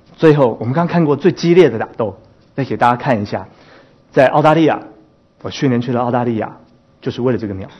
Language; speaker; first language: Chinese; native; Chinese